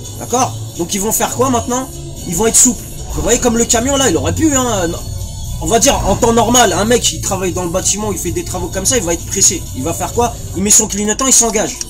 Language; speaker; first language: French; early bilingual, other home language; Arabic